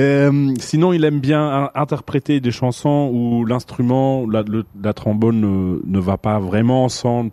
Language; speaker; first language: French; non-native, fluent; German